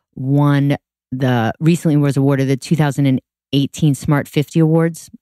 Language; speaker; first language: English; native; English